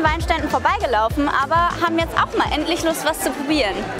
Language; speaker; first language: German; native; German